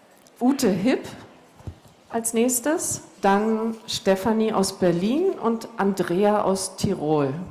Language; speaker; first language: German; native; German